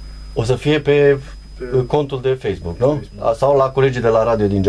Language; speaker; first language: Romanian; native; Romanian